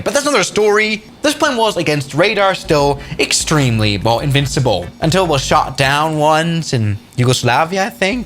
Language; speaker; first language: English; non-native, fluent; German